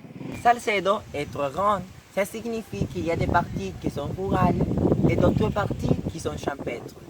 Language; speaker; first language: French; non-native, learner; Spanish